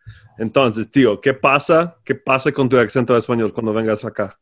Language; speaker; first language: Spanish; non-native, fluent; English